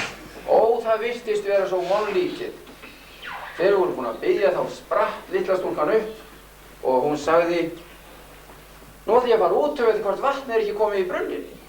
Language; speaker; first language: Icelandic; native; Icelandic